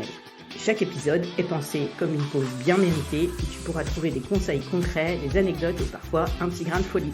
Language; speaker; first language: French; native; French